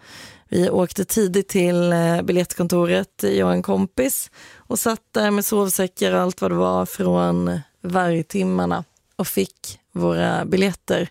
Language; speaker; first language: Swedish; native; Swedish